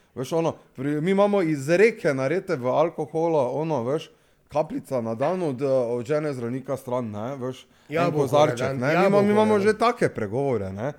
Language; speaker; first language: Slovenian; non-native, local second language; Serbian